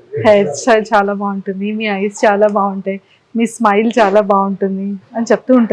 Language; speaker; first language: Telugu; native; Telugu